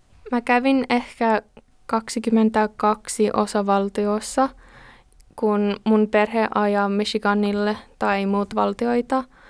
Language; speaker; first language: Finnish; non-native, learner; English